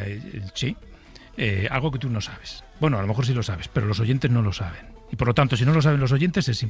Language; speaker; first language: Spanish; native; Spanish